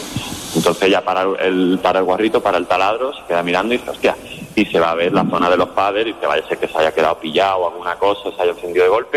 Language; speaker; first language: Spanish; native; Spanish